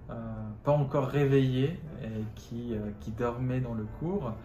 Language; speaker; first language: French; non-native, fluent; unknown